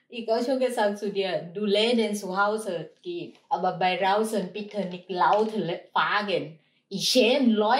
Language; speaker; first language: German; non-native, learner; Thai